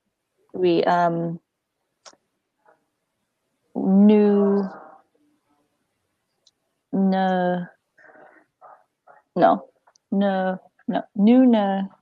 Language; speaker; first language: French; non-native, learner; English